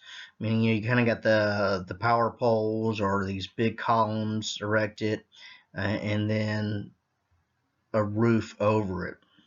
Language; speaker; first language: English; native; English